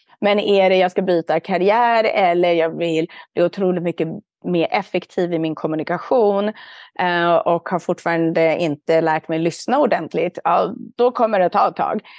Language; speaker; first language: Swedish; native; Swedish